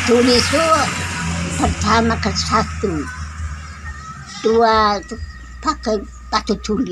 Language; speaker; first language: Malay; non-native, local second language; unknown